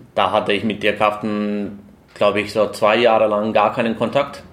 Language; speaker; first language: German; non-native, fluent; Finnish